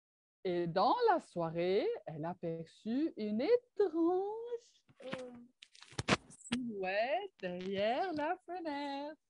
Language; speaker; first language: French; non-native, local second language; Arabic